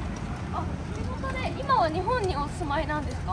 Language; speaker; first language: Japanese; native; Japanese